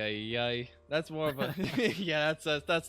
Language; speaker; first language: English; native; English